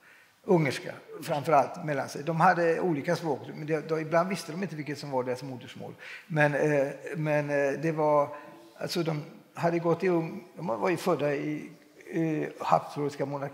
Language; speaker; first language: Swedish; native; Swedish